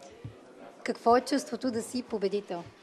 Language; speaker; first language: Bulgarian; native; Bulgarian